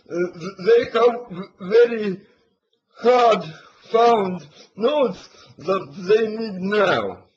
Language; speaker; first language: English; non-native, learner; Latvian